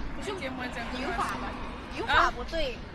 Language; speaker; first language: Chinese; non-native, learner; Lao